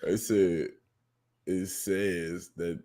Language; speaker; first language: English; native; English